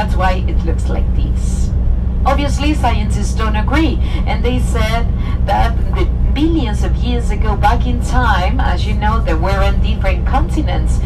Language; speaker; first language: English; non-native, fluent; Spanish